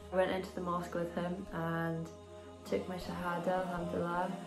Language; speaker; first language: English; native; English